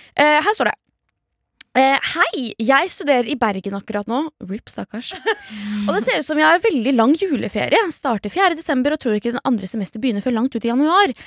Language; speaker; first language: Norwegian; early bilingual, other home language; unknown